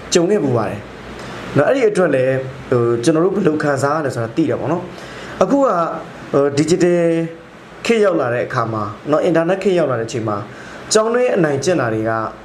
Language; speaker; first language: Burmese; native; Burmese